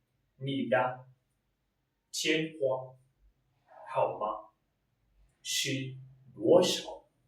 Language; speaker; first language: Chinese; non-native, fluent; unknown